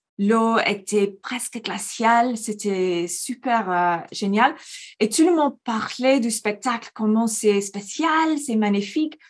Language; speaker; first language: French; non-native, fluent; English